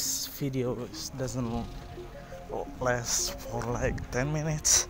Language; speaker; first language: English; non-native, learner; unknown